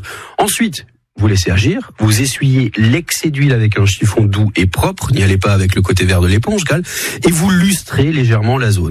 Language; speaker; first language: French; native; French